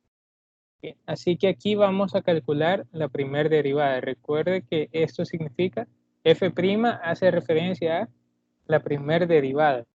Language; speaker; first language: Spanish; native; Spanish